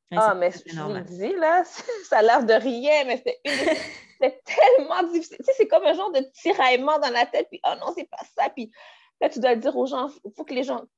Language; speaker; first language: French; native; French